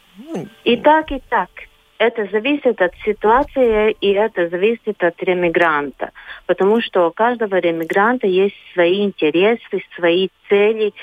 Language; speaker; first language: Russian; non-native, local second language; Latvian